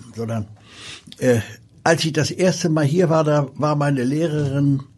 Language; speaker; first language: German; early bilingual, other home language; Polish